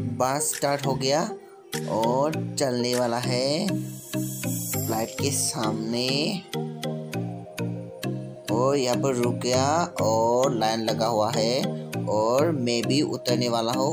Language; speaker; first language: Hindi; non-native, local second language; Bodo